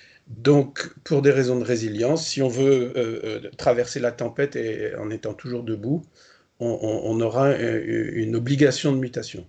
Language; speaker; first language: French; native; French